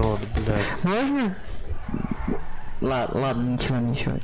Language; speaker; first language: Russian; native; Russian